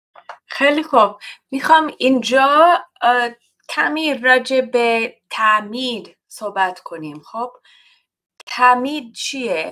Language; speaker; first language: Persian; non-native, learner; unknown